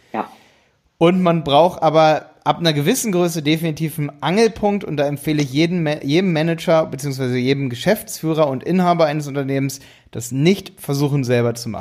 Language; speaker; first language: German; native; German